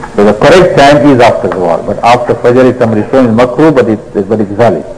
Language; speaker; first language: English; native; English